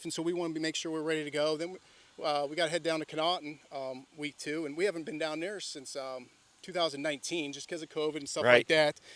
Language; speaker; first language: English; native; English